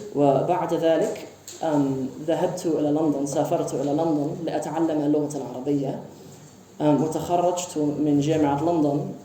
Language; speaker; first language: Arabic; non-native, fluent; English